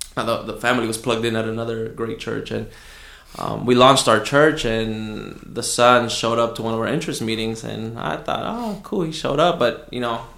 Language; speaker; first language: English; early bilingual, other home language; Spanish